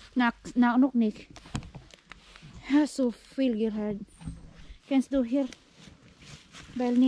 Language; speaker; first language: German; non-native, learner; Filipino